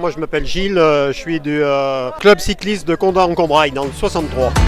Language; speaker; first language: French; native; French